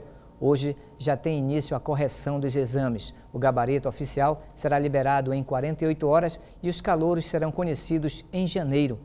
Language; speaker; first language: Portuguese; native; Portuguese